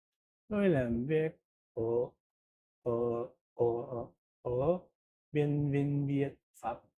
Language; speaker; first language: Vietnamese; non-native, learner; Dutch